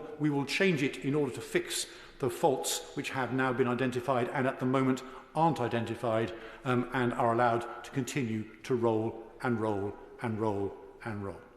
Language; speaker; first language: English; native; English